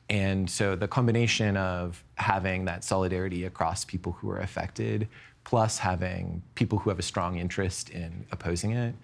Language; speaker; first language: English; native; English